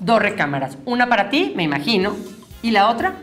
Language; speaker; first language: Spanish; native; Spanish